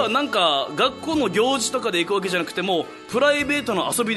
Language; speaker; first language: Japanese; native; Japanese